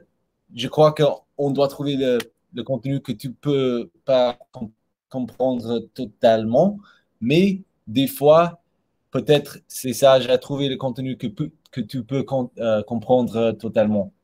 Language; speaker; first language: French; non-native, learner; English